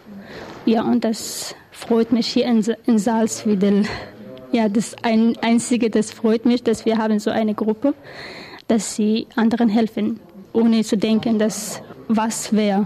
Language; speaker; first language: German; non-native, learner; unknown